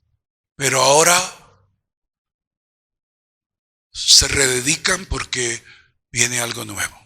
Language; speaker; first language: Spanish; native; Spanish